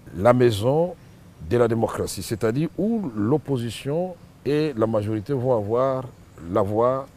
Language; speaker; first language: French; non-native, local second language; Swahili